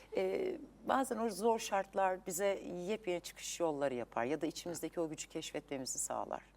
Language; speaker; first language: Turkish; native; Turkish